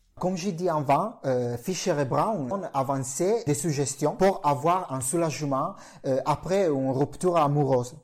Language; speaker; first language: French; non-native, fluent; Italian